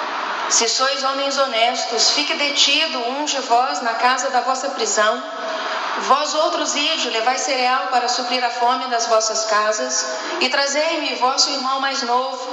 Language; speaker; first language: Portuguese; native; Portuguese